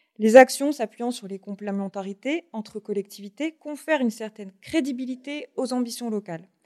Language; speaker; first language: French; native; French